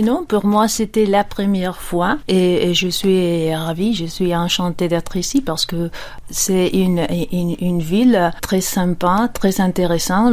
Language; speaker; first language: French; non-native, fluent; Spanish